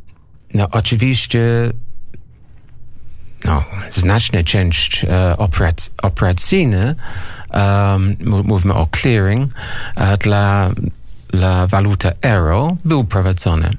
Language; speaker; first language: Polish; non-native, learner; English